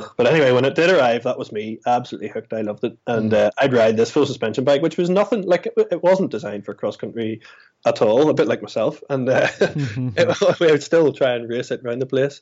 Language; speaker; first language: English; native; English